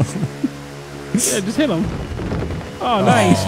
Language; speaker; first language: English; native; English